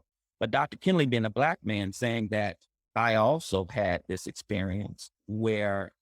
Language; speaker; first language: English; native; English